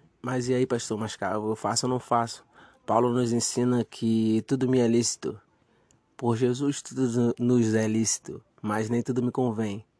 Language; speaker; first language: Portuguese; native; Portuguese